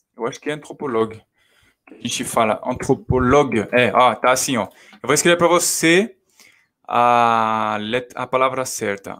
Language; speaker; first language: Portuguese; non-native, fluent; French